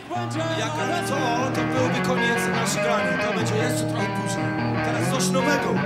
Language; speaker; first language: Polish; native; Polish